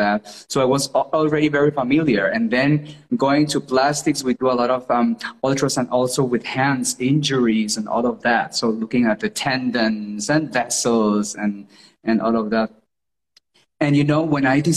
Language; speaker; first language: English; non-native, fluent; Spanish